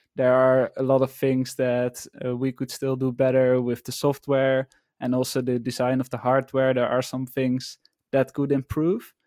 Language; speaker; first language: English; non-native, fluent; Dutch